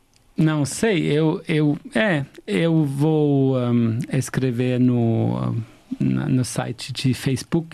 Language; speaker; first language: Portuguese; non-native, learner; German